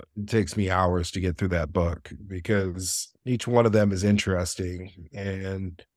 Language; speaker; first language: English; native; English